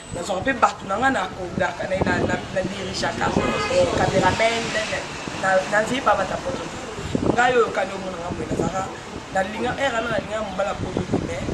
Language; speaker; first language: Lingala; native; Lingala